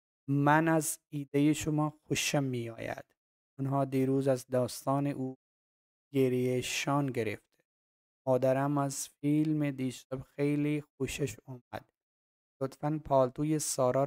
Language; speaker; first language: Persian; non-native, fluent; Urdu